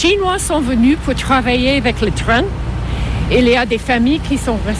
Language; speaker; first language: French; non-native, fluent; English